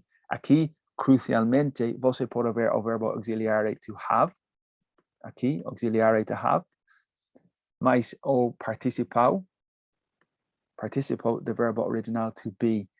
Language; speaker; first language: Portuguese; non-native, learner; English